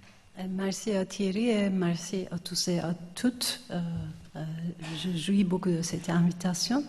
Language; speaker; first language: French; non-native, fluent; Turkish